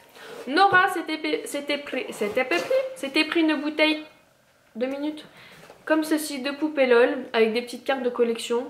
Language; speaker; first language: French; native; French